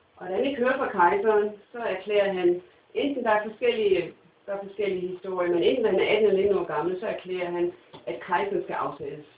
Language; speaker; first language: Danish; non-native, fluent; English